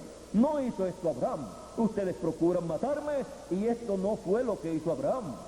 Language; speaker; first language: Spanish; native; Spanish